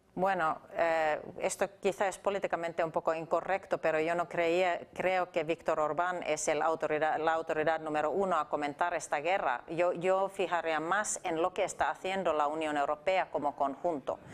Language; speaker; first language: Spanish; non-native, fluent; Finnish